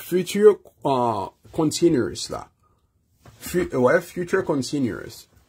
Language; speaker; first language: English; non-native, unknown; Haitian Creole